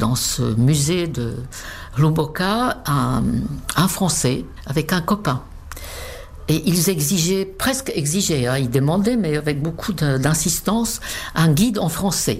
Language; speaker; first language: French; non-native, fluent; Czech